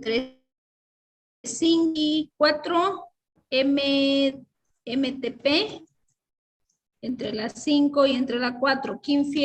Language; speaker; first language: Spanish; native; Spanish